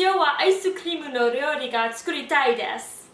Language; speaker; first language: Japanese; non-native, learner; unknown